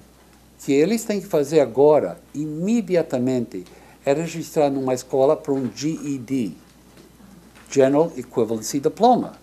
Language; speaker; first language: Portuguese; non-native, fluent; English